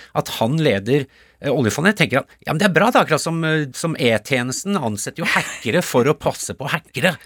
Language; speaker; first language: Norwegian; native; Norwegian